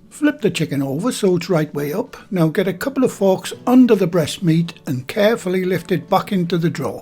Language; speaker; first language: English; native; English